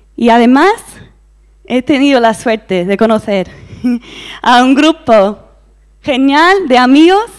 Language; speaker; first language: Spanish; non-native, fluent; English